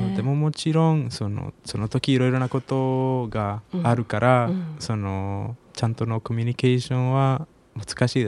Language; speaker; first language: Japanese; non-native, learner; Spanish